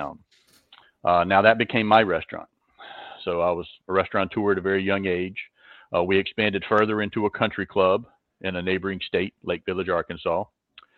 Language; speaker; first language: English; native; English